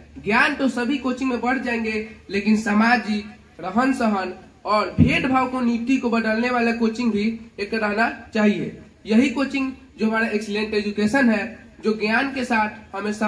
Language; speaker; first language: Hindi; native; Hindi